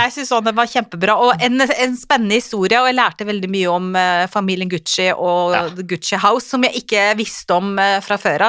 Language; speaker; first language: Norwegian; native; Norwegian